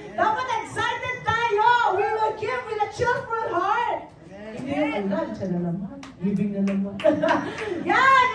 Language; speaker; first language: Filipino; native; Filipino